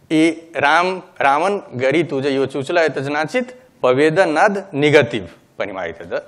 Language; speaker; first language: Russian; non-native, learner; Hindi